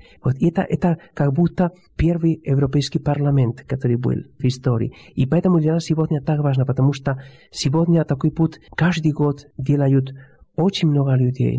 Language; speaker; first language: Russian; non-native, fluent; Spanish